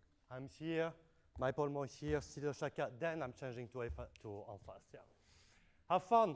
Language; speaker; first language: English; non-native, fluent; French